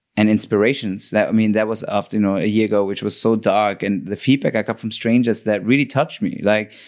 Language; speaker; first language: English; non-native, fluent; German